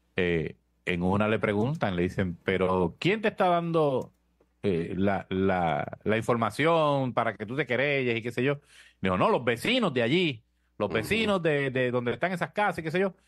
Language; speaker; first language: Spanish; native; Spanish